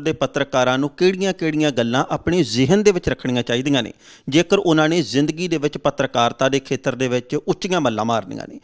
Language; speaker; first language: Hindi; non-native, local second language; Punjabi